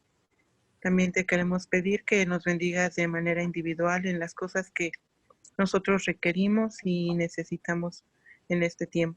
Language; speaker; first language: Spanish; native; Spanish